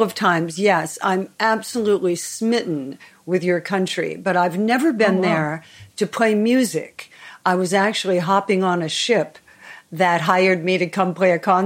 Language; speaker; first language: English; native; English